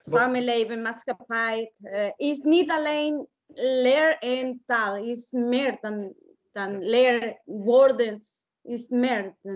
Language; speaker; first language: Dutch; non-native, learner; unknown